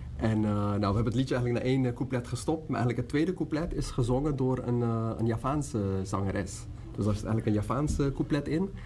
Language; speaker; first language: Dutch; native; Dutch